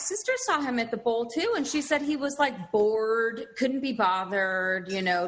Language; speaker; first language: English; native; English